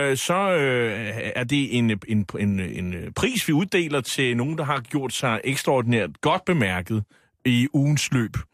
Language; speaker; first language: Danish; native; Danish